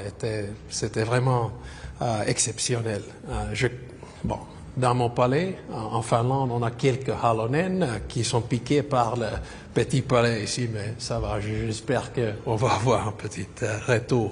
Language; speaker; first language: French; non-native, fluent; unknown